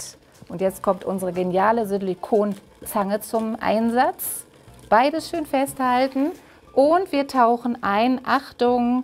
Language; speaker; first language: German; native; German